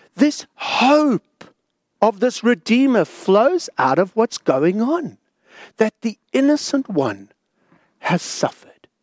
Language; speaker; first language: English; native; English